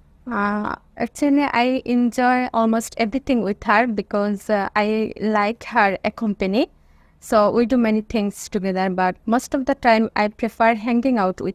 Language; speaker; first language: English; non-native, learner; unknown